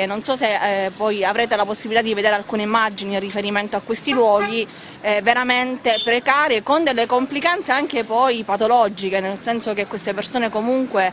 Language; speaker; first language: Italian; native; Italian